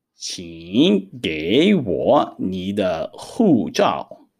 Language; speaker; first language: Chinese; non-native, fluent; Hebrew